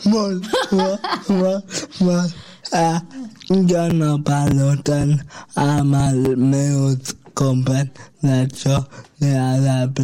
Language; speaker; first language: Catalan; non-native, local second language; Spanish